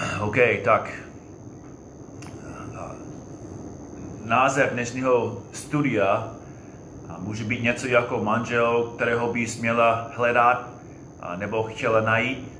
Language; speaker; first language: Czech; non-native, fluent; English